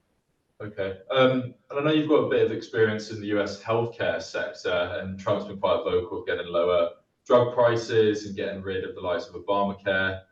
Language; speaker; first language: English; native; English